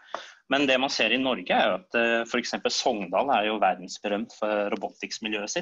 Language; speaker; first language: Norwegian; native; Norwegian